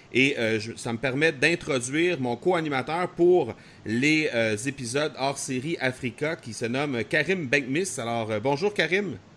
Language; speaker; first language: French; native; French